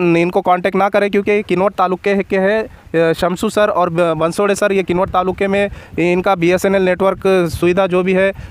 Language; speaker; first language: Hindi; non-native, local second language; Marathi